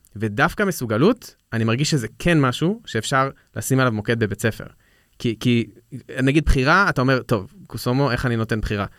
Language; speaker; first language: Hebrew; native; Hebrew